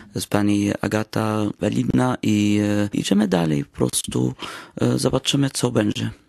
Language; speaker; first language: Polish; non-native, learner; Arabic